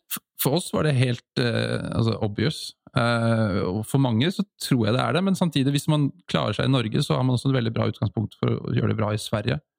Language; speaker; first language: Norwegian; native; Norwegian